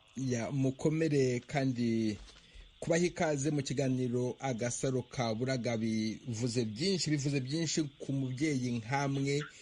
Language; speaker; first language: Kinyarwanda; native; Kinyarwanda